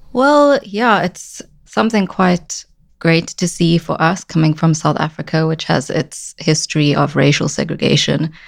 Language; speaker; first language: English; native; English